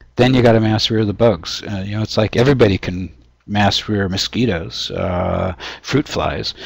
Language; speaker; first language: English; native; English